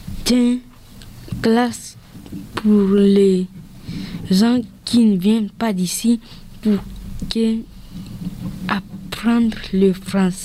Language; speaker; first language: French; non-native, learner; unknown